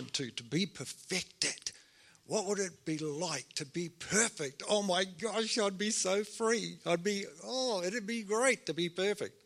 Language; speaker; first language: English; native; English